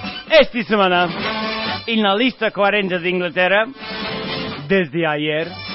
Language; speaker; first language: Spanish; non-native, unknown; English